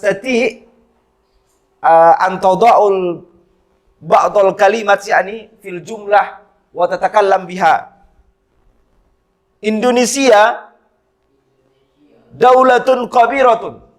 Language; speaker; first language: Arabic; non-native, fluent; Indonesian